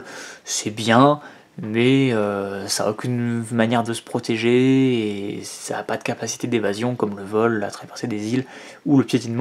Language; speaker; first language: French; native; French